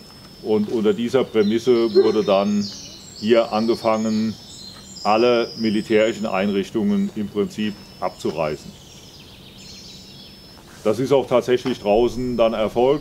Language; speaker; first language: German; native; German